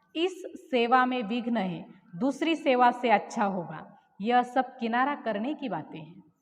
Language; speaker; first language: Hindi; non-native, local second language; Marathi